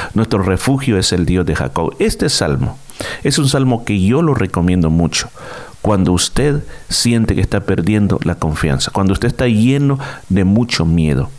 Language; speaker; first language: Spanish; native; Spanish